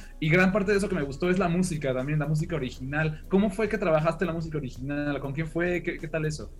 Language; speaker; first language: Spanish; native; Spanish